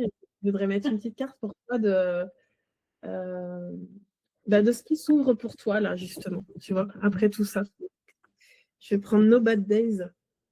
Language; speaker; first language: French; native; French